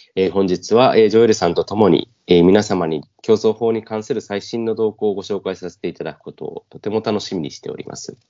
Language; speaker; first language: Japanese; native; Japanese